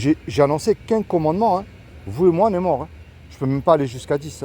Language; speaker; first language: French; native; French